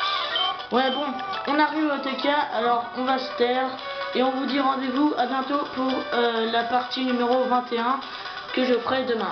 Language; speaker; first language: French; native; French